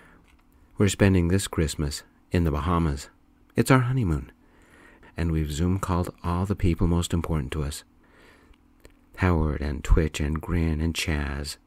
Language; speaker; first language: English; native; English